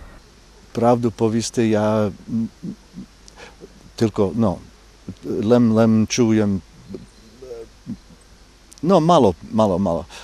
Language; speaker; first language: Ukrainian; non-native, fluent; English